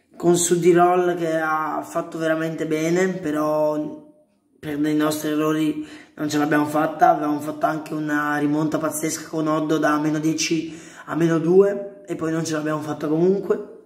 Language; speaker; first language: Italian; native; Italian